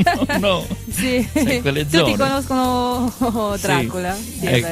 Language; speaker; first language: Italian; non-native, fluent; Romanian